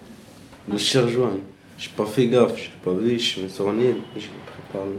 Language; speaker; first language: French; non-native, local second language; Arabic